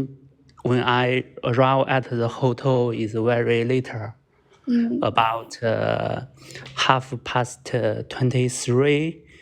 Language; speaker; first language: English; non-native, learner; Chinese